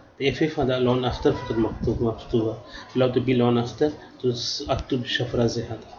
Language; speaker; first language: Arabic; non-native, learner; Urdu